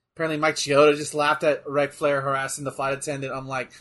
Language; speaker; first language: English; native; English